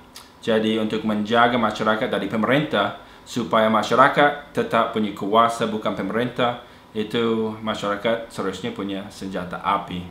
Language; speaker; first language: Indonesian; non-native, fluent; English